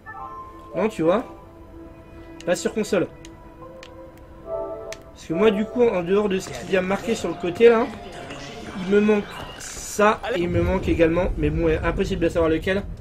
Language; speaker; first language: French; native; French